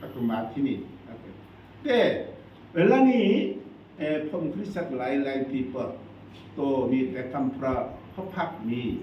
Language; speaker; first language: Thai; non-native, learner; Korean